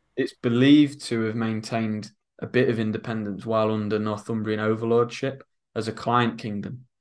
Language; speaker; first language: English; native; English